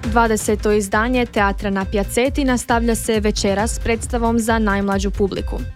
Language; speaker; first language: Croatian; native; Croatian